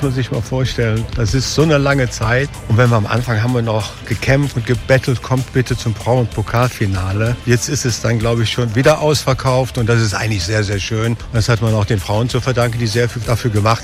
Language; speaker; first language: German; native; German